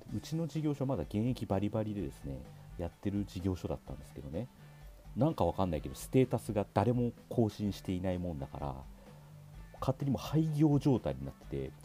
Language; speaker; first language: Japanese; native; Japanese